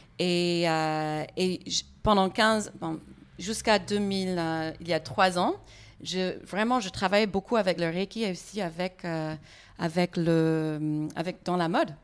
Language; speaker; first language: French; non-native, fluent; English